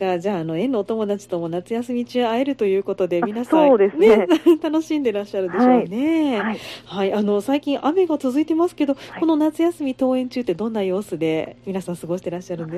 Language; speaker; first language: Japanese; native; Japanese